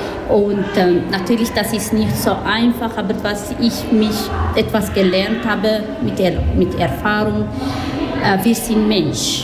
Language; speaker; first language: German; non-native, learner; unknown